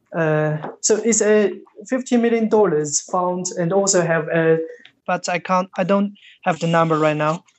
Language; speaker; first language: English; non-native, fluent; Chinese